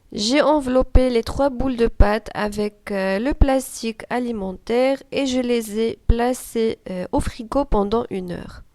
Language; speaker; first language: French; non-native, local second language; Arabic